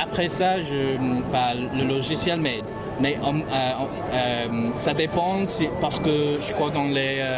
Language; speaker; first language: French; non-native, fluent; English